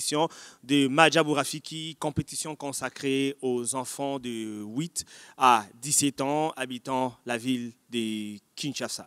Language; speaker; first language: French; non-native, local second language; Lingala